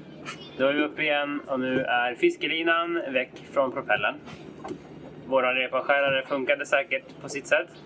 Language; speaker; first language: Swedish; native; Swedish